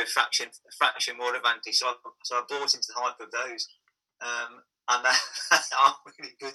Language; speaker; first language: English; native; English